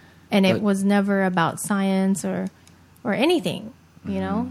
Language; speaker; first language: English; early bilingual, other home language; Japanese